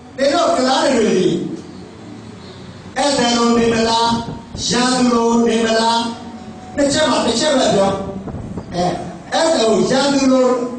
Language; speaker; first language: Burmese; native; Burmese